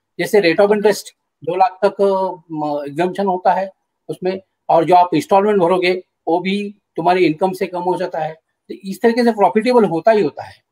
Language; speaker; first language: Hindi; non-native, local second language; Marathi